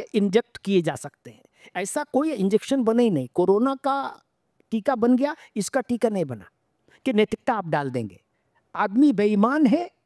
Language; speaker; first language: Hindi; native; Hindi